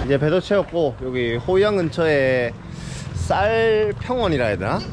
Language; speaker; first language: Korean; native; Korean